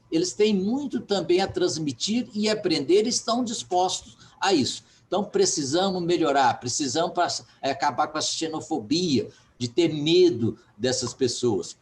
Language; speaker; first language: Portuguese; native; Portuguese